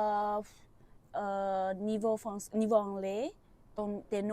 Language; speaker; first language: French; non-native, learner; Vietnamese